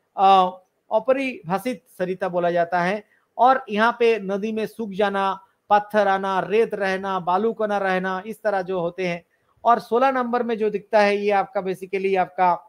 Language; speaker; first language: Hindi; non-native, local second language; Bangla